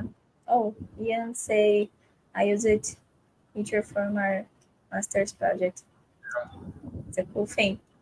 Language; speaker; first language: English; non-native, fluent; Portuguese